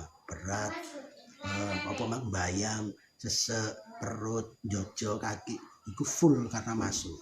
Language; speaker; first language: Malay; non-native, local second language; Javanese